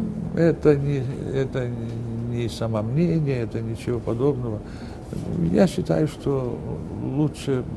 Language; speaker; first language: Russian; non-native, fluent; Armenian